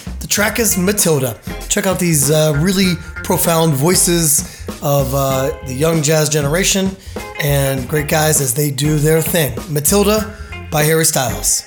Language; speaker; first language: English; native; English